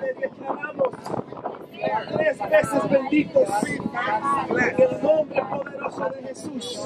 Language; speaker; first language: Spanish; native; Spanish